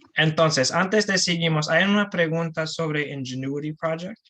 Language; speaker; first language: Spanish; non-native, learner; English